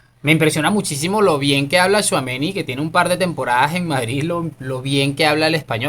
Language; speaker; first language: Spanish; native; Spanish